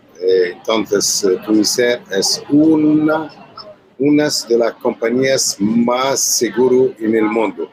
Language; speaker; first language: Spanish; non-native, learner; Arabic